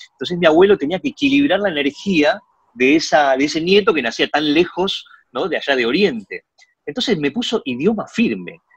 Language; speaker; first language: Spanish; early bilingual, other home language; Chinese